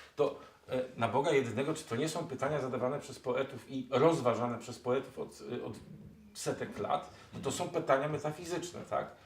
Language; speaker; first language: Polish; native; Polish